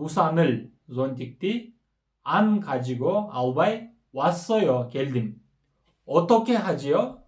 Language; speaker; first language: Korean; non-native, fluent; Kyrgyz